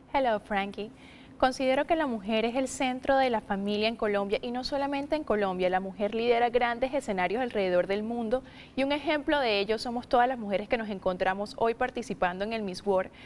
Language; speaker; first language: English; non-native, learner; Spanish